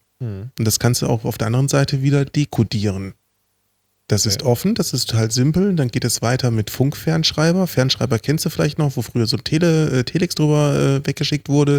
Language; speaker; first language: German; native; German